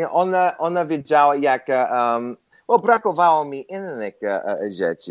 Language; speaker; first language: Polish; non-native, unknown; English